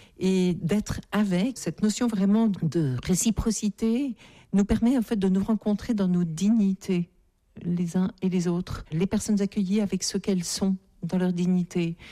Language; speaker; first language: French; native; French